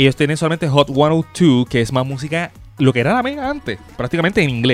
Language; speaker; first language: Spanish; native; Spanish